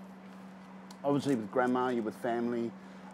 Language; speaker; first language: English; native; English